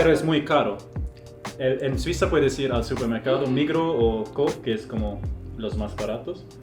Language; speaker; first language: Spanish; non-native, fluent; German